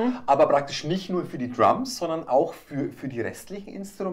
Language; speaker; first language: German; native; German